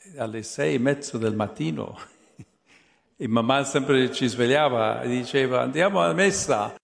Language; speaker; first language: Italian; non-native, fluent; English